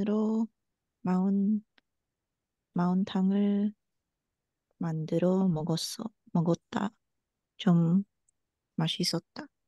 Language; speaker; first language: Korean; non-native, learner; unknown